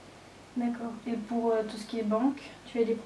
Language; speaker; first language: French; native; French